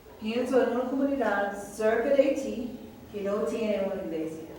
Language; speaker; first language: Spanish; non-native, fluent; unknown